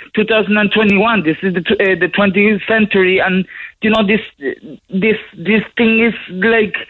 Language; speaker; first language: English; non-native, fluent; Spanish